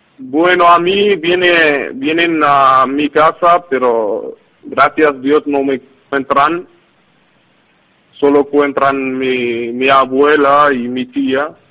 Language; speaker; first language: Spanish; non-native, learner; Arabic